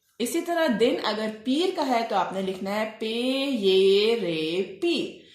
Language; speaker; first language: Urdu; non-native, local second language; Punjabi